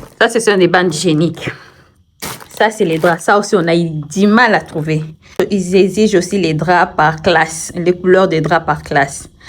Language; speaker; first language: French; non-native, local second language; Swahili